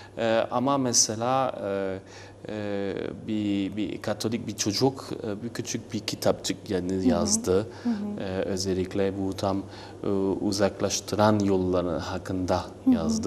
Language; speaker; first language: Turkish; non-native, learner; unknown